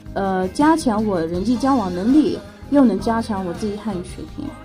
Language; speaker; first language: Chinese; non-native, fluent; Arabic